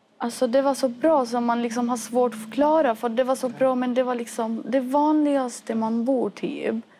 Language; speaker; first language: Swedish; non-native, fluent; Arabic